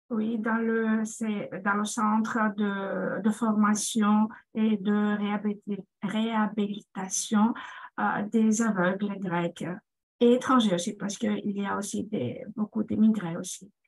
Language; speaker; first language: French; non-native, fluent; Greek